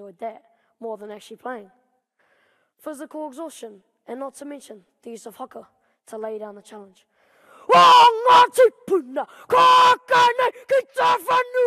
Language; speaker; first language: English; native; English